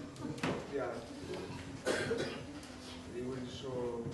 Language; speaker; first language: English; non-native, learner; French